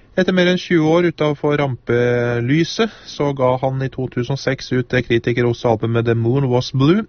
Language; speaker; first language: Norwegian; native; Norwegian